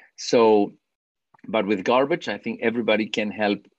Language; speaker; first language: English; non-native, fluent; Spanish